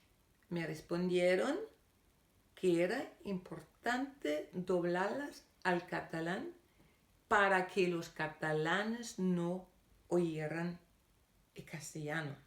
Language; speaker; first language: Spanish; non-native, fluent; Danish